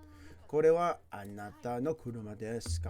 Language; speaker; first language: Japanese; non-native, learner; English